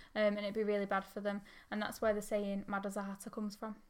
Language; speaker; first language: English; native; English